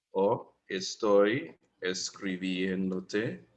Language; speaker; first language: Spanish; non-native, fluent; English